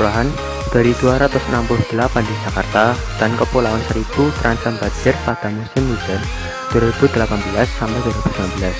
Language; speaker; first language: Indonesian; native; Indonesian